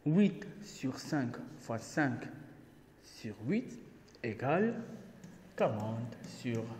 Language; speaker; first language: French; non-native, local second language; Arabic